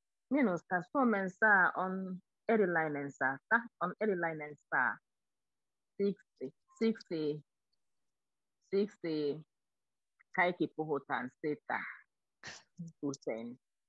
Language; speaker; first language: Finnish; non-native, learner; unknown